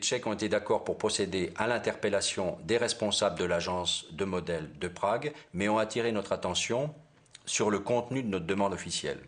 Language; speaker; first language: French; native; French